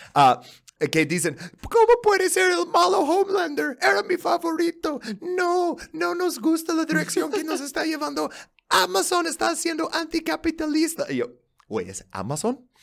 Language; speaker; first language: Spanish; non-native, fluent; English